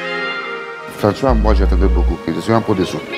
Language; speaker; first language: French; non-native, learner; Italian